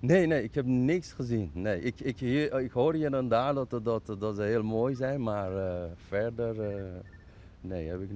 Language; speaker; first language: Dutch; non-native, fluent; Persian